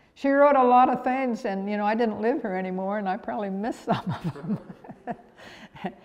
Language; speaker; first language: English; native; English